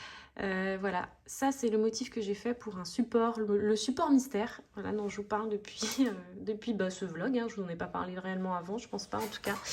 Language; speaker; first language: French; native; French